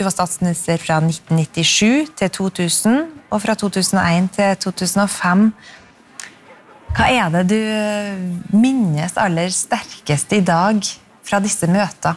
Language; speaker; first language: Norwegian; native; Norwegian